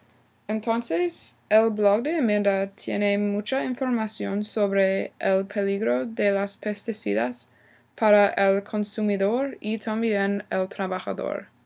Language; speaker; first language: Spanish; non-native, learner; English